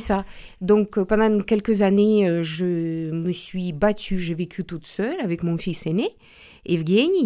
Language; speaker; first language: French; non-native, fluent; Romanian